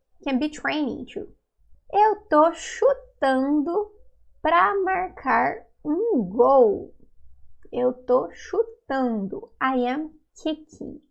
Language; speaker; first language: Portuguese; native; Portuguese